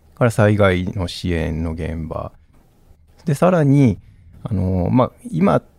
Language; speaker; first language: Japanese; native; Japanese